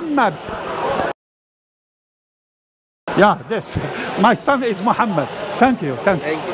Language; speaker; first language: English; non-native, learner; Arabic